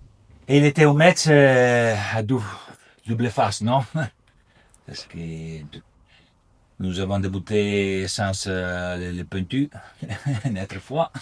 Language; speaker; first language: French; non-native, learner; Italian